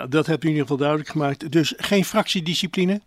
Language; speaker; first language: Dutch; native; Dutch